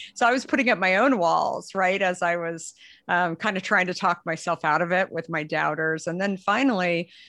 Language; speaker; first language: English; native; English